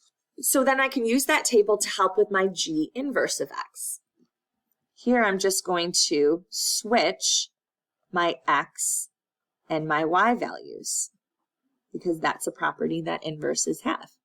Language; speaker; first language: English; native; English